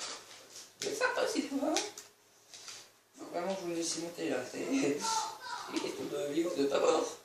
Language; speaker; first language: French; native; French